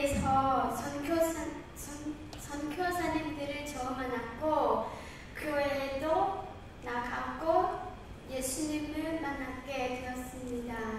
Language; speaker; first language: Korean; non-native, learner; Khmer